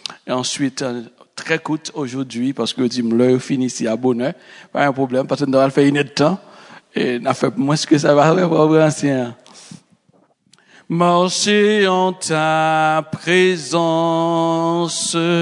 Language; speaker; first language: French; native; French